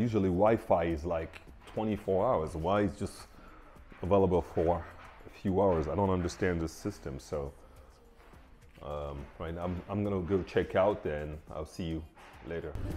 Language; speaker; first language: English; non-native, fluent; French